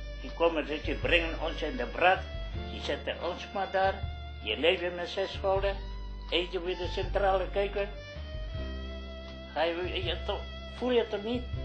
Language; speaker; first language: Dutch; non-native, learner; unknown